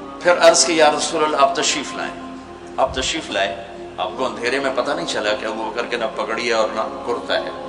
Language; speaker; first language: Urdu; non-native, local second language; Punjabi